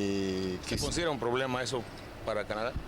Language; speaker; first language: Spanish; native; Spanish